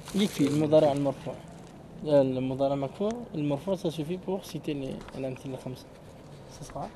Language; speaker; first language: Arabic; non-native, fluent; French